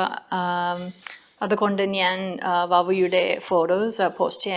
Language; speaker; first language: Malayalam; non-native, learner; English